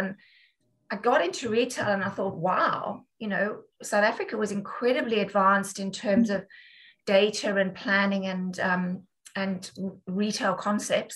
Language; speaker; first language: English; native; English